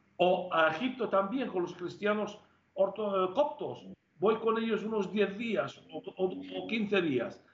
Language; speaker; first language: Spanish; non-native, fluent; Arabic